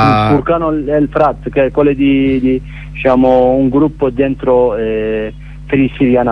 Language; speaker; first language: Italian; non-native, learner; Kurdish